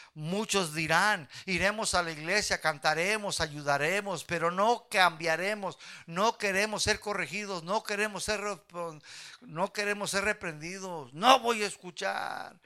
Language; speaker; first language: Spanish; early bilingual, heritage; Spanish